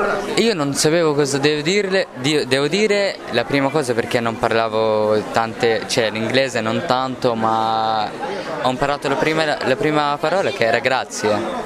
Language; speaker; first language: Italian; non-native, learner; Arabic